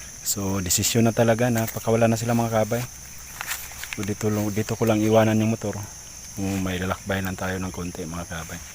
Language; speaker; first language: Filipino; non-native, local second language; Cebuano